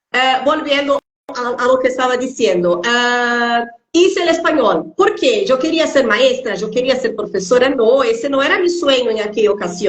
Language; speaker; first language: Spanish; non-native, fluent; Portuguese